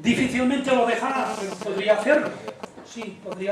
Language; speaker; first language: Spanish; native; Spanish